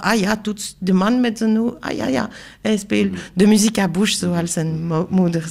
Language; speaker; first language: Dutch; non-native, local second language; French